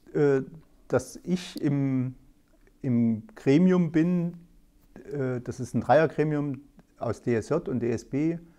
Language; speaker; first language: German; native; German